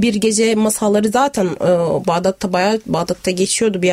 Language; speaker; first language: Turkish; non-native, fluent; Arabic